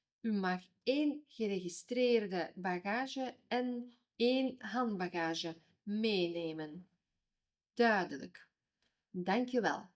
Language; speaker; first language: Dutch; non-native, fluent; Ukrainian